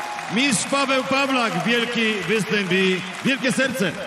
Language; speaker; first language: Polish; native; Polish